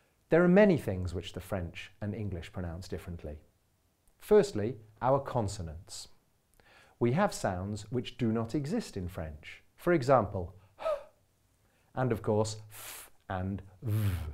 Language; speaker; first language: English; native; English